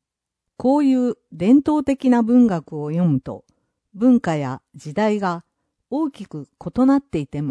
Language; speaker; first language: Japanese; non-native, fluent; English